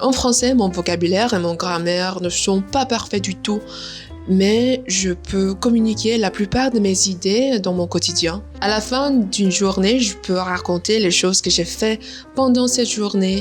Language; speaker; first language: French; non-native, learner; Vietnamese